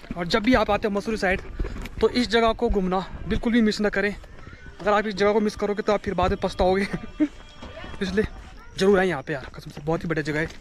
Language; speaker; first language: Hindi; native; Hindi